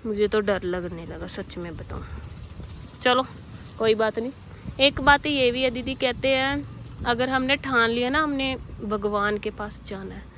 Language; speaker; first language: Hindi; non-native, local second language; Punjabi